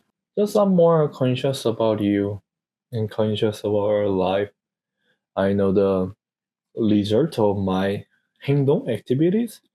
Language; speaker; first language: English; non-native, learner; Korean